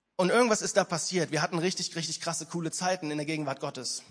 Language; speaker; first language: German; native; German